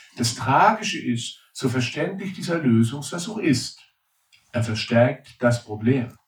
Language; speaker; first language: German; native; German